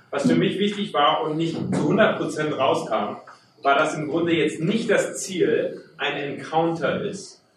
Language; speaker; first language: German; native; German